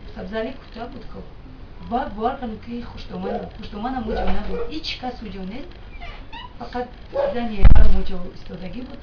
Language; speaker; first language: Tajik; non-native, local second language; Shughni